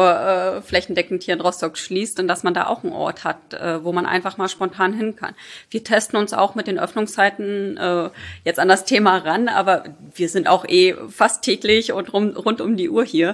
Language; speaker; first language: German; native; German